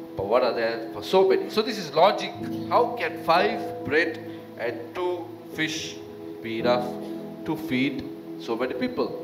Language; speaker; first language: English; non-native, local second language; Tamil